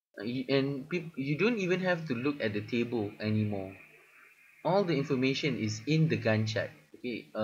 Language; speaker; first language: English; non-native, local second language; Malay